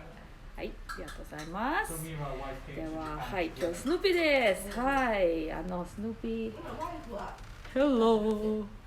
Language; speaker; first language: Japanese; non-native, learner; Russian